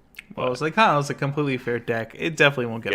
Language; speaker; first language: English; native; English